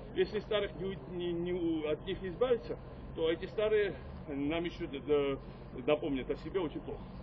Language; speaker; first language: Russian; non-native, local second language; Georgian